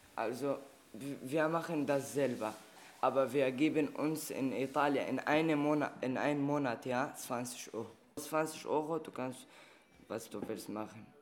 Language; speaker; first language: German; non-native, learner; Arabic